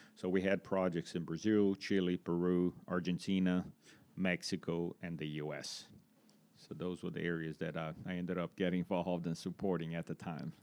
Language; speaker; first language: English; non-native, fluent; Portuguese